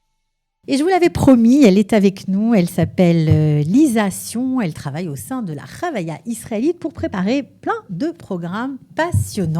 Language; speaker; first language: French; native; French